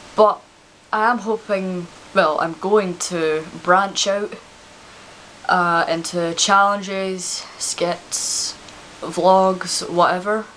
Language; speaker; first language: English; native; English